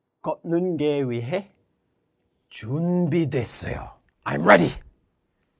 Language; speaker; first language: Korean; non-native, learner; English